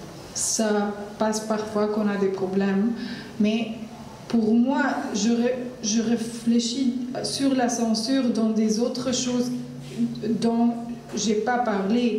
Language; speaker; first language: French; non-native, learner; Arabic